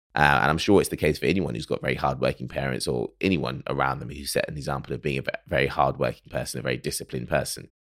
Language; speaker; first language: English; early bilingual, other home language; Akan